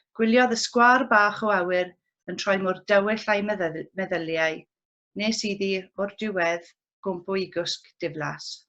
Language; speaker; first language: Welsh; non-native, local second language; English